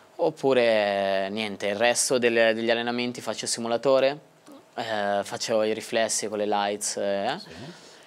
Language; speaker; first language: Italian; native; Italian